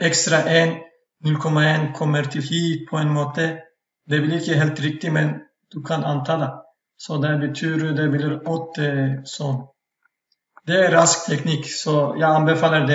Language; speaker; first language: Norwegian; non-native, fluent; Turkish